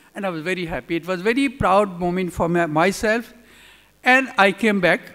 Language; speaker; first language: English; non-native, local second language; Urdu